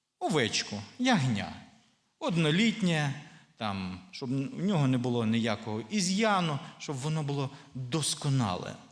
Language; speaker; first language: Ukrainian; non-native, local second language; Russian